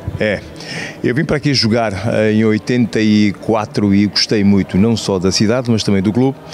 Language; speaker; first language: Portuguese; native; Portuguese